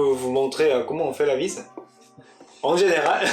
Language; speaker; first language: French; non-native, fluent; Korean